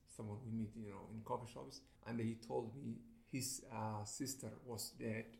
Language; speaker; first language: English; non-native, fluent; Somali